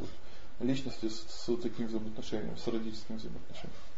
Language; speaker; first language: Russian; native; Russian